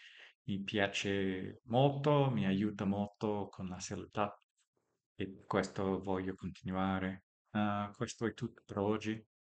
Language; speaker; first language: Italian; non-native, learner; English